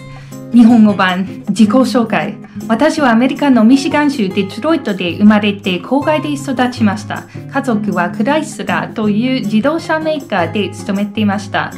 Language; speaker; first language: Japanese; non-native, fluent; English